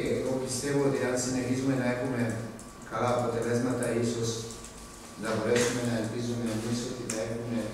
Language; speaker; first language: Greek; non-native, fluent; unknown